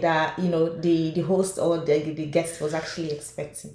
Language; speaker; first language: English; non-native, local second language; Yoruba